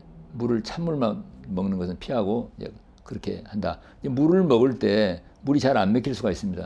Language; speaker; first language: Korean; native; Korean